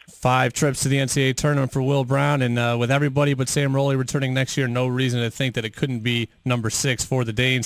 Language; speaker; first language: English; native; English